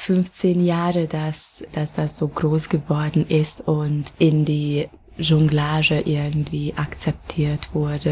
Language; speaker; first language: German; non-native, fluent; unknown